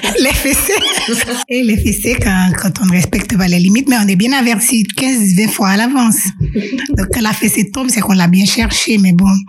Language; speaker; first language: French; non-native, local second language; Haitian Creole